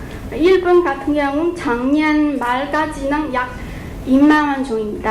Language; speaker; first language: Korean; non-native, fluent; Chinese